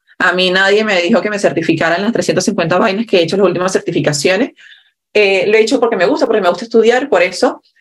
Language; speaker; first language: Spanish; native; Spanish